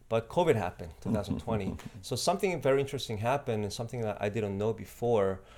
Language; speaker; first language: English; non-native, fluent; Spanish